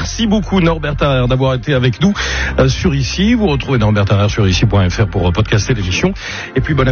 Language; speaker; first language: French; native; French